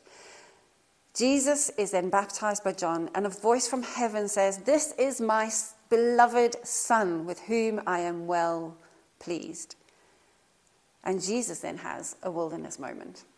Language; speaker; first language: English; native; English